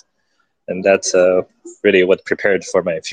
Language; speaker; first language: English; early bilingual, other home language; Chinese